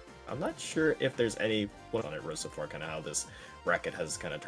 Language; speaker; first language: English; native; English